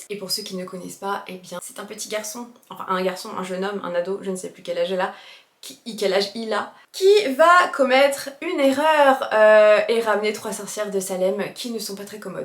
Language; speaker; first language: French; native; French